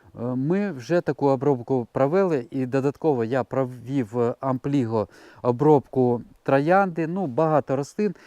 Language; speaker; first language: Ukrainian; non-native, local second language; Russian